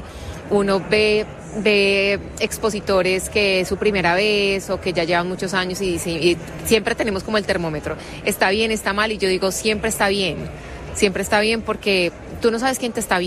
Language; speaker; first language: Spanish; native; Spanish